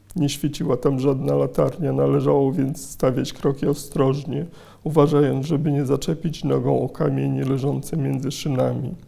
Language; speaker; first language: Polish; native; Polish